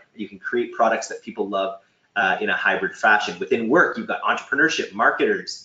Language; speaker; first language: English; native; English